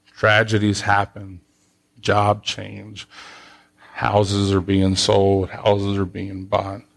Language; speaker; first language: English; native; English